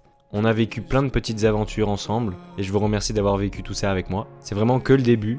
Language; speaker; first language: French; native; French